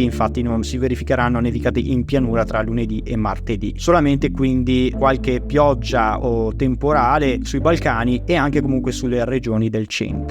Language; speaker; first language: Italian; native; Italian